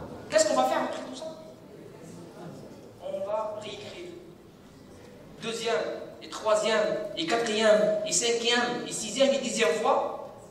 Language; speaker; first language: French; non-native, local second language; Arabic